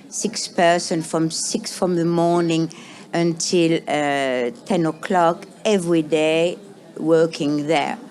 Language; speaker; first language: English; non-native, fluent; French